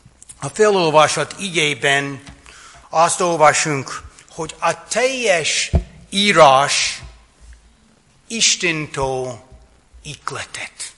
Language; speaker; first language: Hungarian; non-native, fluent; English